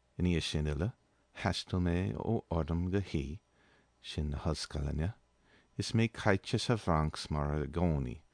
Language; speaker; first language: Irish; non-native, fluent; English